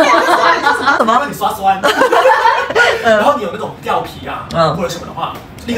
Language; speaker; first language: Chinese; native; Chinese